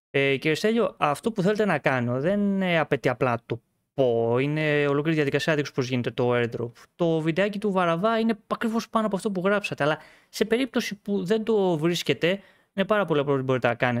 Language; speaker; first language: Greek; native; Greek